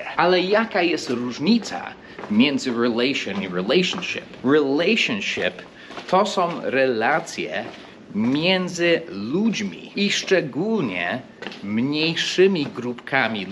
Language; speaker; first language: Polish; non-native, fluent; English